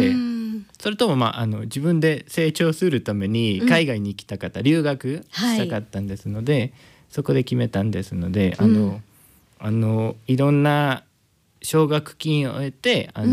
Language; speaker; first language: Japanese; non-native, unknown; Spanish